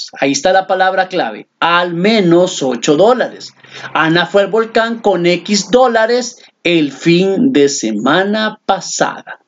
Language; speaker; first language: Spanish; native; Spanish